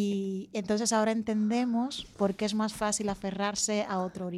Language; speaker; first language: Spanish; native; Spanish